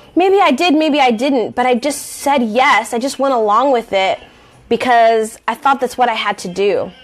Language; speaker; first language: English; native; English